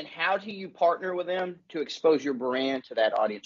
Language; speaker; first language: English; native; English